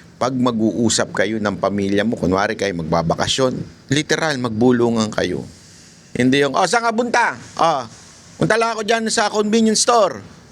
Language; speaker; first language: Filipino; native; Filipino